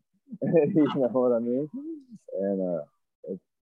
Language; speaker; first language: English; native; English